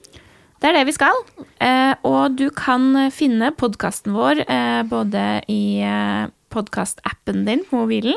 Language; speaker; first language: Norwegian; native; Norwegian